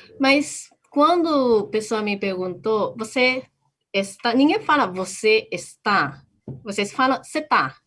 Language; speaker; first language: Portuguese; non-native, fluent; Japanese